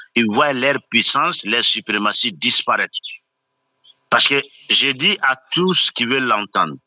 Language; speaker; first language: French; non-native, local second language; Bambara